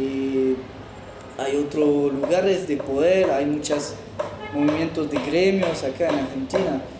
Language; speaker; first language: Spanish; non-native, fluent; French